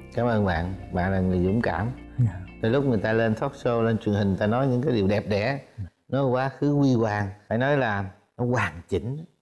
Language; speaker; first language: Vietnamese; native; Vietnamese